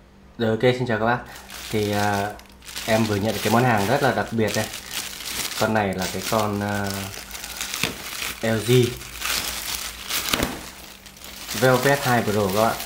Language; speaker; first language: Vietnamese; native; Vietnamese